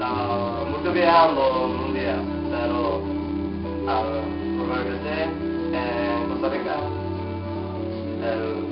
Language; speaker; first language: Spanish; non-native, learner; English